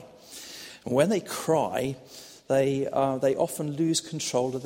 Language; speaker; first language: English; native; English